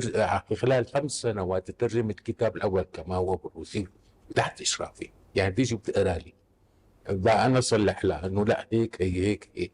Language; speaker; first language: Arabic; native; Arabic